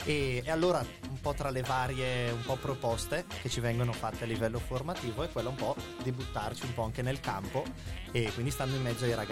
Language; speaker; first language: Italian; native; Italian